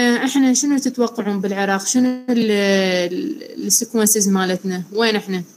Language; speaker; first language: Arabic; native; Arabic